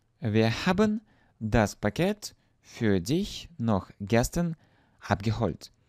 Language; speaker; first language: German; non-native, fluent; Russian